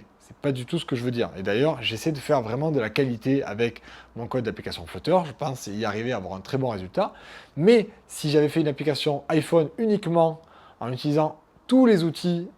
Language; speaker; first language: French; native; French